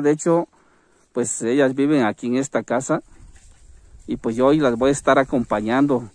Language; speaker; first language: Spanish; native; Spanish